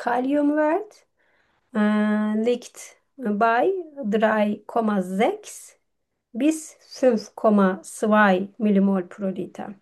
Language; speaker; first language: German; non-native, learner; Turkish